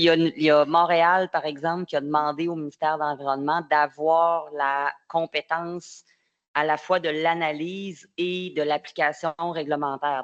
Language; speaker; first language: French; native; French